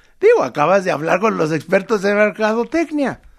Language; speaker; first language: Spanish; native; Spanish